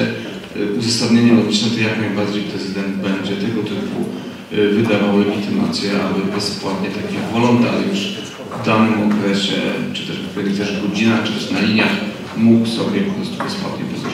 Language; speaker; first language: Polish; native; Polish